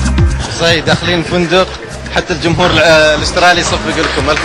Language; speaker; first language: Arabic; native; Arabic